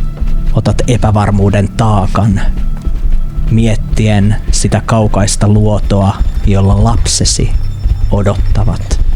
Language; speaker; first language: Finnish; native; Finnish